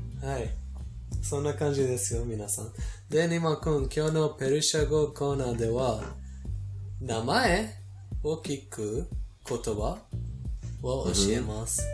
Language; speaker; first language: Japanese; non-native, fluent; Persian